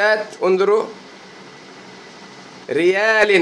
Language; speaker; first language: Arabic; non-native, fluent; Bangla